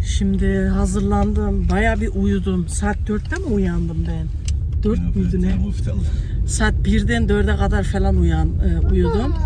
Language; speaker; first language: Turkish; early bilingual, heritage; Turkish